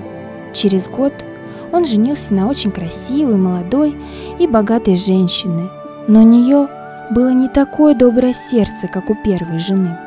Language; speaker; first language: Russian; native; Russian